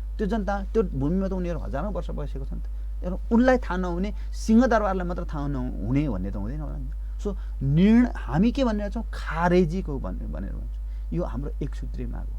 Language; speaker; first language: Nepali; non-native, local second language; Eastern Tamang